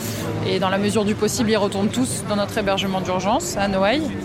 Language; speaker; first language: French; native; French